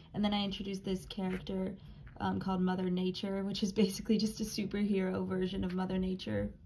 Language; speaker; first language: English; native; English